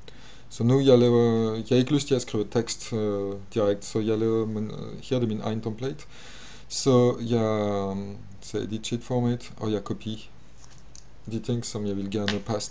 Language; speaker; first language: Danish; non-native, fluent; French